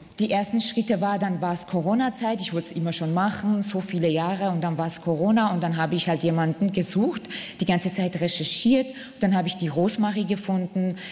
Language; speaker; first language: German; non-native, fluent; Central Kurdish